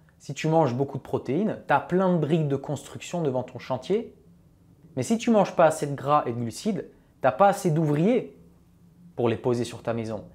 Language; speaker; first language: French; native; French